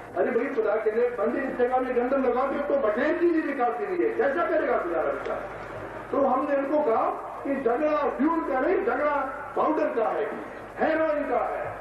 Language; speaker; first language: Urdu; non-native, local second language; Pashto